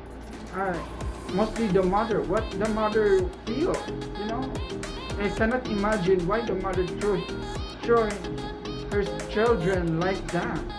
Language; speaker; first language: English; non-native, local second language; Filipino